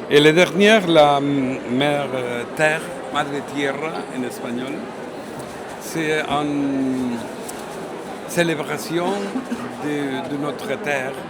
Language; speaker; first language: French; non-native, fluent; Spanish